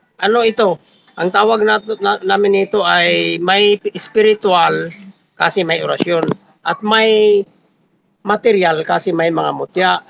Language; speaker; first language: Filipino; non-native, local second language; Cebuano